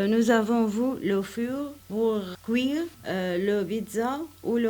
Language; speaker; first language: French; non-native, learner; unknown